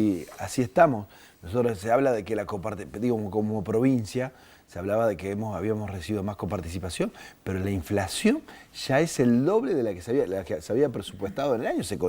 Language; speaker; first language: Spanish; native; Spanish